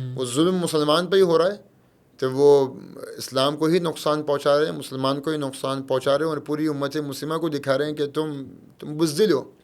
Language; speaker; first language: Urdu; early bilingual, heritage; Arabic